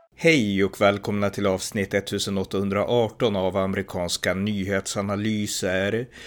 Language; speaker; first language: Swedish; native; Swedish